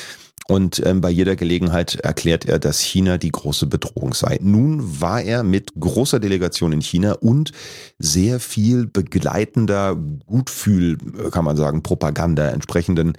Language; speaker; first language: German; native; German